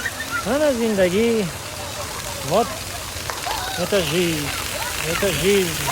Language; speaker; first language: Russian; non-native, learner; Tajik